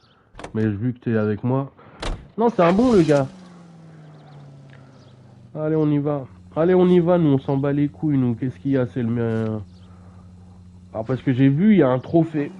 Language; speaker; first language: French; native; French